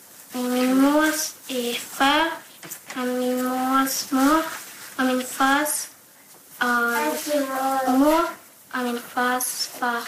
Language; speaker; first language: Danish; early bilingual, heritage; Danish